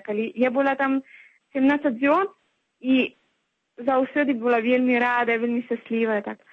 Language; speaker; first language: Belarusian; non-native, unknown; Italian